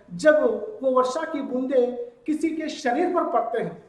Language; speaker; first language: Hindi; non-native, local second language; Telugu